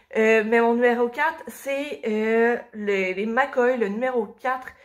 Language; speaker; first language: French; native; French